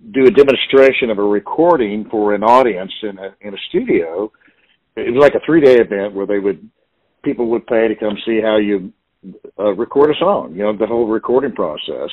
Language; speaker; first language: English; native; English